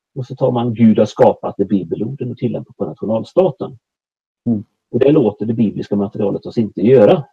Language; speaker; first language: Swedish; native; Swedish